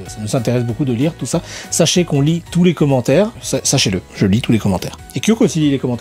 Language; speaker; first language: French; native; French